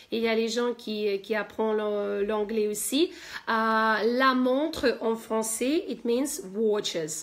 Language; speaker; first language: French; non-native, fluent; Russian